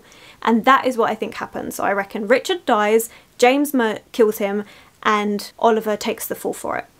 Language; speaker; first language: English; native; English